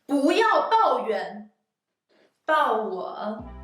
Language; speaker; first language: Chinese; non-native, learner; Arabic